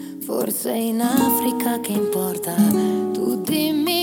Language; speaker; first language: Italian; non-native, learner; Chinese